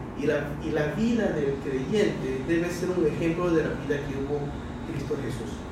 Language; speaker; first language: Spanish; early bilingual, other home language; Chinese